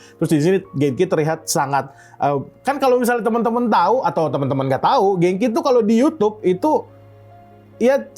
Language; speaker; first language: Indonesian; native; Indonesian